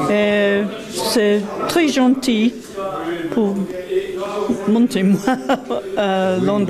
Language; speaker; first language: French; non-native, learner; English